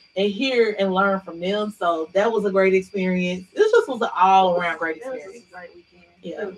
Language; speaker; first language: English; native; English